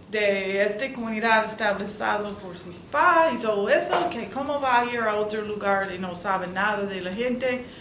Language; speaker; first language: Spanish; non-native, learner; English